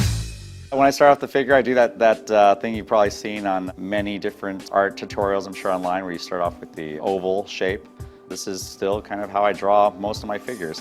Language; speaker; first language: English; native; English